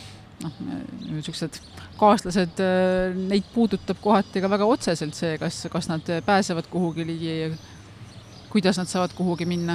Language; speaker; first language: Estonian; native; Estonian